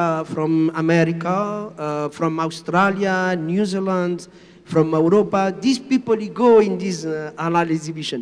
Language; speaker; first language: English; non-native, learner; Spanish